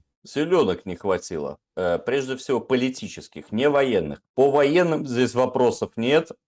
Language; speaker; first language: Russian; native; Russian